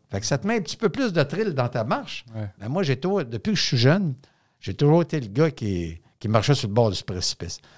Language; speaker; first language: French; native; French